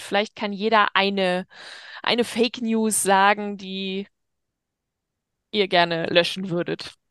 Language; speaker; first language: German; native; German